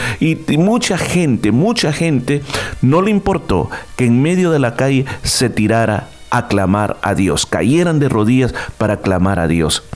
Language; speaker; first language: Spanish; native; Spanish